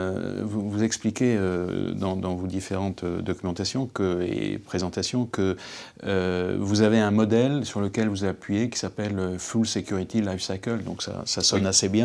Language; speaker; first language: French; native; French